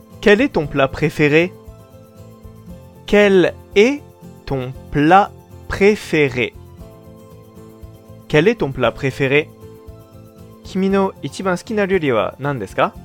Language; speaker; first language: French; non-native, fluent; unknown